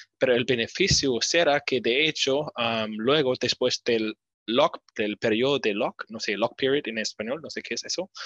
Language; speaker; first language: Spanish; non-native, learner; English